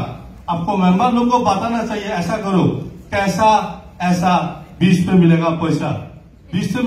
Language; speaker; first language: Hindi; non-native, learner; Bangla